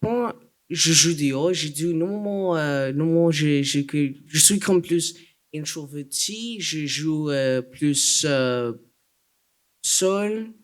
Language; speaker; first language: French; non-native, local second language; English